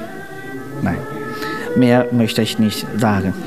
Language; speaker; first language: German; non-native, fluent; Chinese